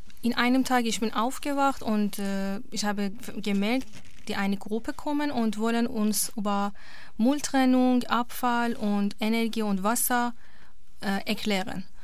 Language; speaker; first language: German; non-native, learner; Persian